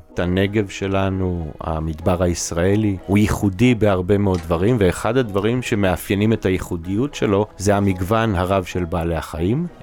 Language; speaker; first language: Hebrew; native; Hebrew